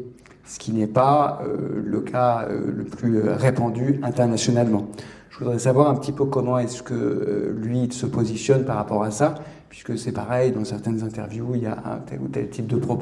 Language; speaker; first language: French; native; French